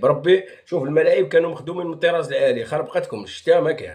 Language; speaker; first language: Arabic; native; Arabic